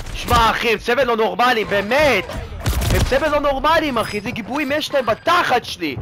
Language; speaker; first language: Hebrew; native; Hebrew